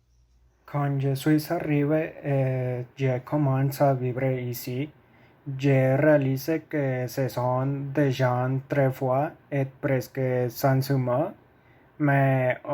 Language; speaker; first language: French; non-native, learner; Spanish